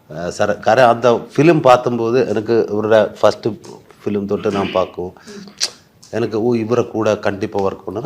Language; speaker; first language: Tamil; non-native, learner; Malayalam